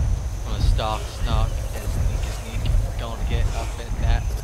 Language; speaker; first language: English; native; English